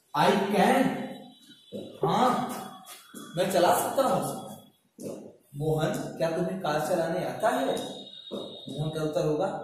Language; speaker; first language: Hindi; native; Hindi